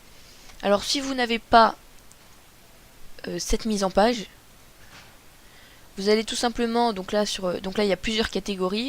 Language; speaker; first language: French; native; French